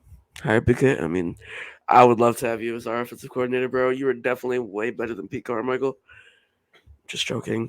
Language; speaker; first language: English; native; English